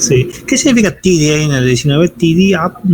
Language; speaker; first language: Spanish; native; Spanish